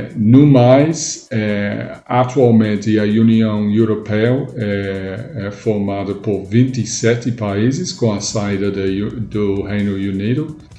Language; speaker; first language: Portuguese; non-native, fluent; English